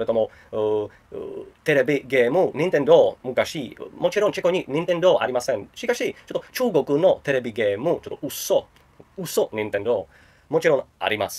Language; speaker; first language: Japanese; non-native, learner; Czech